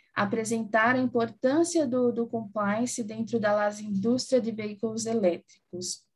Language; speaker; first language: Spanish; non-native, learner; Portuguese